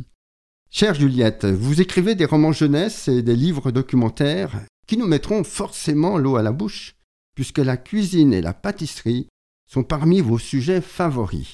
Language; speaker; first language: French; native; French